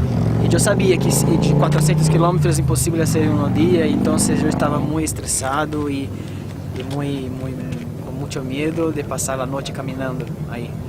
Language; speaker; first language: Spanish; non-native, fluent; Portuguese